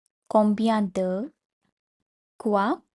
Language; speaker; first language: French; non-native, fluent; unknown